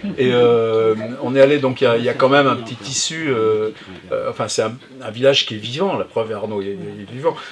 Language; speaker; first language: French; native; French